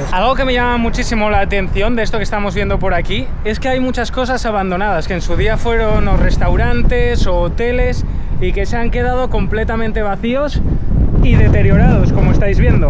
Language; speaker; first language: Spanish; native; Spanish